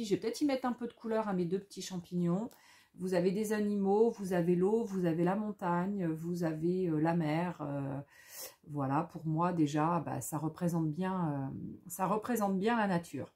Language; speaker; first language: French; native; French